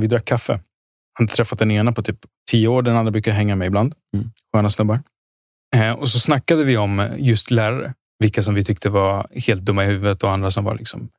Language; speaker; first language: Swedish; early bilingual, other home language; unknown